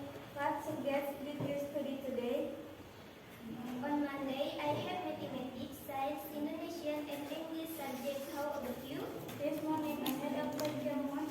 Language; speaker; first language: English; non-native, learner; Indonesian